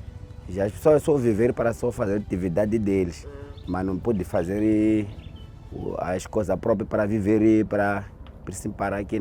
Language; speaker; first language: Portuguese; non-native, local second language; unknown